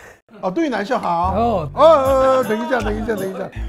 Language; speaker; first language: Chinese; non-native, fluent; Korean